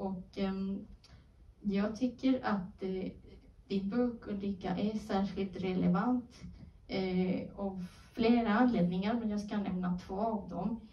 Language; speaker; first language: Swedish; non-native, fluent; Spanish